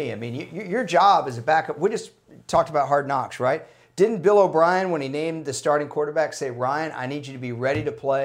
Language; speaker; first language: English; native; English